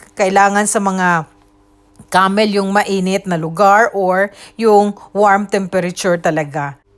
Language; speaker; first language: Filipino; native; Filipino